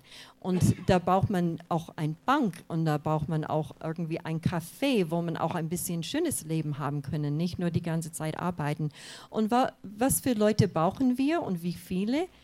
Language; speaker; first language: German; non-native, fluent; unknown